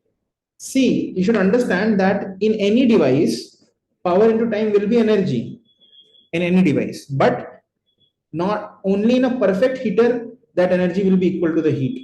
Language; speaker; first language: English; non-native, local second language; Hindi